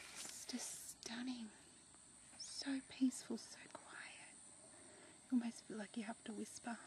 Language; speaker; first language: English; native; English